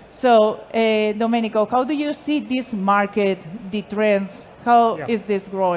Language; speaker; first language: English; non-native, fluent; Spanish